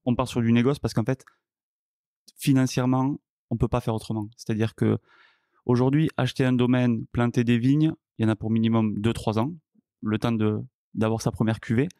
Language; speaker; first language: French; native; French